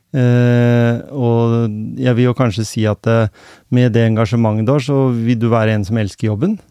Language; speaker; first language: Norwegian; native; Norwegian